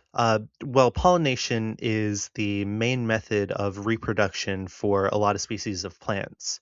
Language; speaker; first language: English; native; English